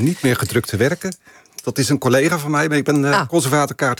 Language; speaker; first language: Dutch; native; Dutch